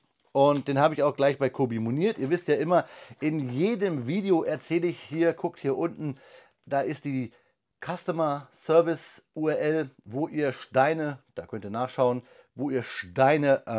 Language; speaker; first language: German; native; German